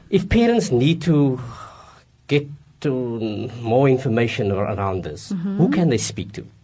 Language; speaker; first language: English; non-native, local second language; Afrikaans